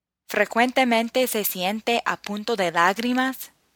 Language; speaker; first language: English; native; English